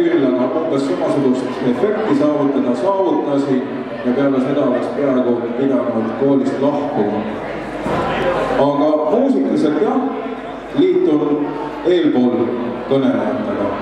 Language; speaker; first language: Estonian; native; Estonian